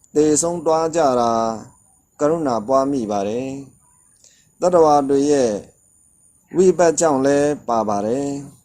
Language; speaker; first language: Burmese; non-native, local second language; Shan